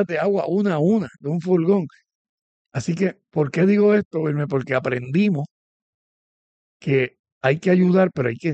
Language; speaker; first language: Spanish; native; Spanish